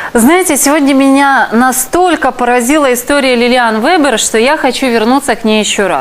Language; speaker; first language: Russian; native; Russian